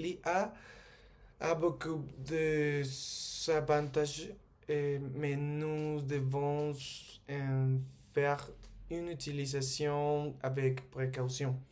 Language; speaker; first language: French; non-native, learner; Spanish